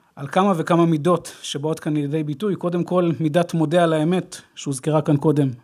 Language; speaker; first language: Hebrew; native; Hebrew